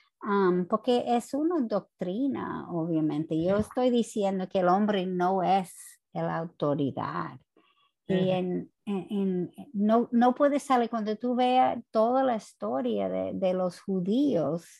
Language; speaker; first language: Spanish; non-native, fluent; English